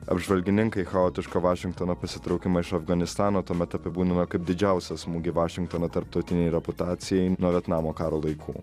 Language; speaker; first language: Lithuanian; native; Lithuanian